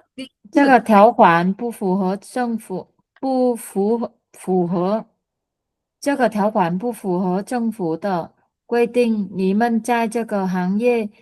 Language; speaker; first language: Chinese; non-native, learner; Vietnamese